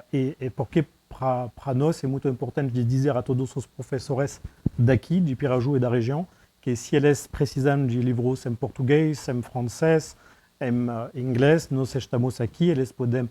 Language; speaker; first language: Portuguese; non-native, fluent; French